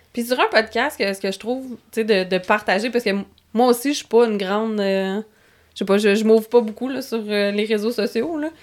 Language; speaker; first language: French; native; French